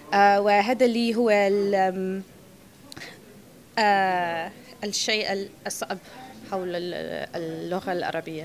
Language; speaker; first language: Arabic; non-native, fluent; English